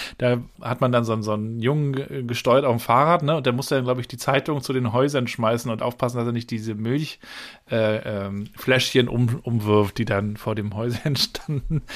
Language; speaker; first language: German; native; German